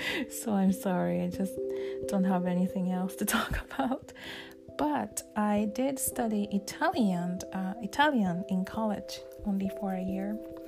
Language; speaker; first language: English; non-native, fluent; Japanese